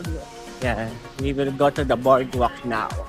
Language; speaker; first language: English; non-native, local second language; Filipino